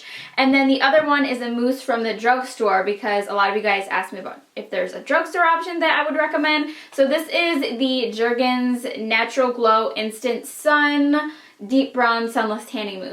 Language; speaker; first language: English; native; English